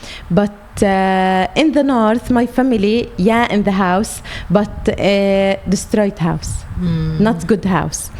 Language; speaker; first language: English; non-native, learner; Arabic